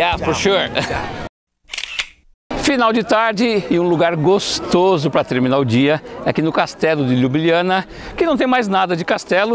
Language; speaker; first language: Portuguese; native; Portuguese